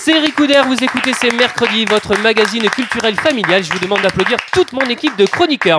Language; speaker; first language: French; native; French